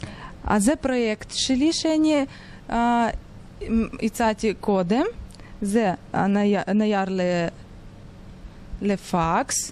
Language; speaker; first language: Hebrew; non-native, fluent; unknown